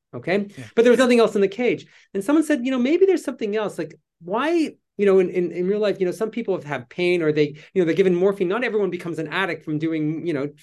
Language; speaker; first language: English; native; English